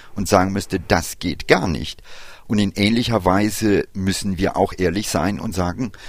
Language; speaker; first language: German; early bilingual, other home language; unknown